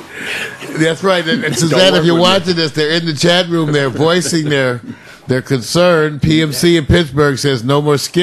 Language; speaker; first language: English; native; English